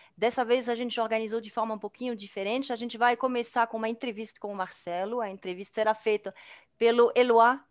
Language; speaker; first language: Portuguese; non-native, fluent; French